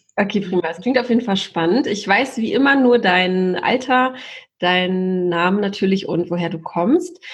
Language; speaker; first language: German; native; German